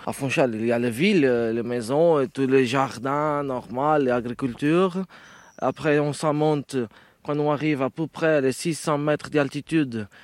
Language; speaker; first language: French; non-native, learner; Portuguese